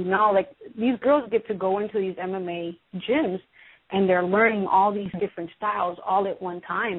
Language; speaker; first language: English; early bilingual, other home language; Spanish